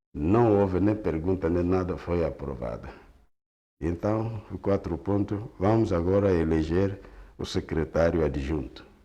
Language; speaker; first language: Portuguese; non-native, local second language; Kongo